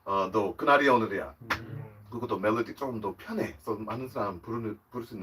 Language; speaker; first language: Korean; non-native, learner; English